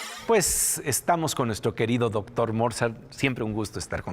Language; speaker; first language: Spanish; native; Spanish